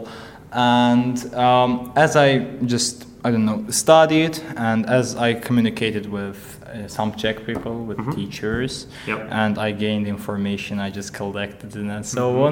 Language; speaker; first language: English; non-native, fluent; Azerbaijani